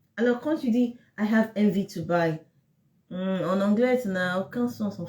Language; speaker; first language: French; non-native, fluent; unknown